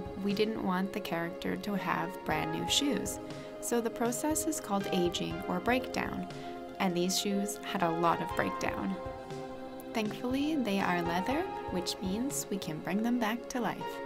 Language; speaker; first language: English; native; English